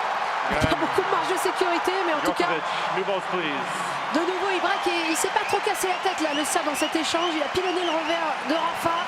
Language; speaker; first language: French; native; French